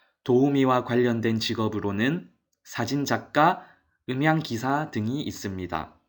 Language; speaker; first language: Korean; native; Korean